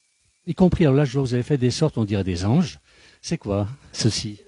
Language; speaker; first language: French; native; French